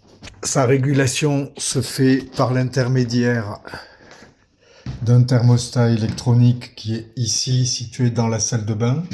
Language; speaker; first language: French; native; French